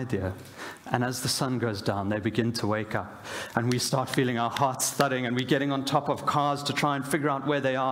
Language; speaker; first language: English; native; English